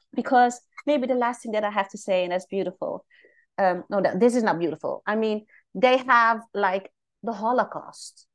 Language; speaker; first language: English; non-native, fluent; Dutch